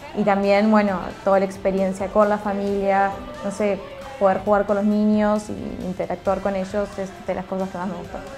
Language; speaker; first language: Spanish; native; Spanish